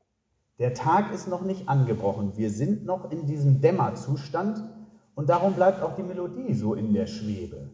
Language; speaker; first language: German; native; German